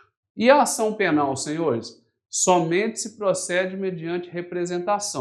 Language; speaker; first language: Portuguese; native; Portuguese